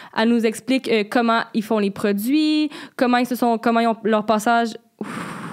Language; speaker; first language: French; native; French